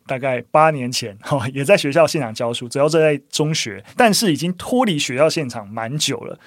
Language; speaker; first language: Chinese; native; Chinese